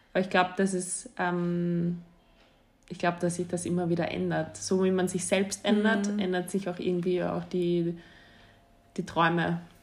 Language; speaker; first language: German; native; German